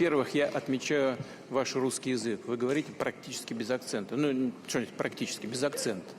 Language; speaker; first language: Russian; native; Russian